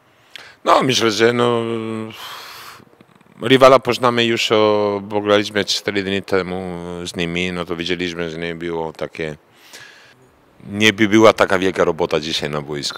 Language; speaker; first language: Polish; non-native, fluent; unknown